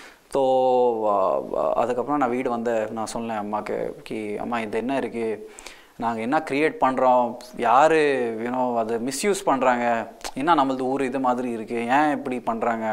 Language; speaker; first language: Tamil; non-native, local second language; Hindi